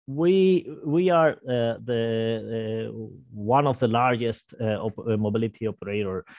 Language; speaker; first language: English; non-native, fluent; Spanish